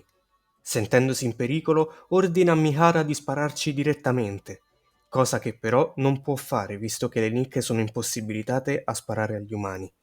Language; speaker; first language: Italian; native; Italian